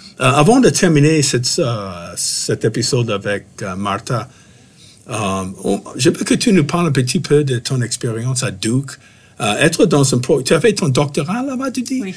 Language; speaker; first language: French; non-native, fluent; English